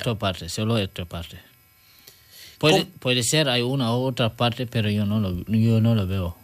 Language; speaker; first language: Spanish; non-native, learner; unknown